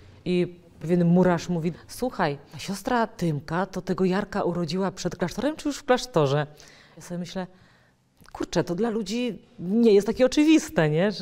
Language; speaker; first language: Polish; native; Polish